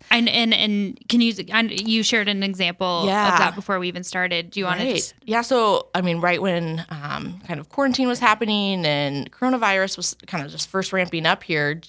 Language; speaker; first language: English; native; English